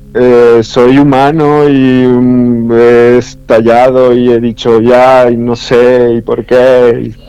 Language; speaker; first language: Spanish; native; Spanish